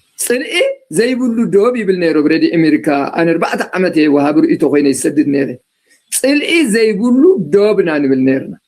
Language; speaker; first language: Tigrinya; native; Tigrinya